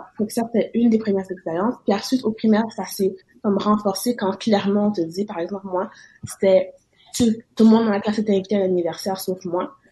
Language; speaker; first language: French; native; French